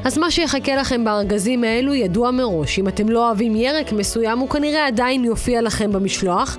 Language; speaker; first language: Hebrew; native; Hebrew